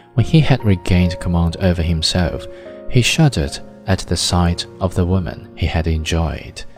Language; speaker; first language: English; non-native, fluent; Chinese